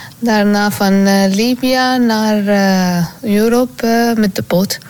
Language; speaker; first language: Dutch; non-native, learner; Arabic